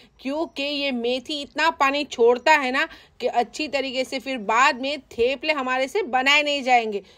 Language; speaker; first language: Hindi; non-native, local second language; Gujarati